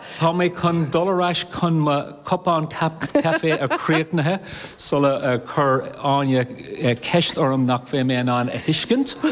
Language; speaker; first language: Irish; non-native, learner; English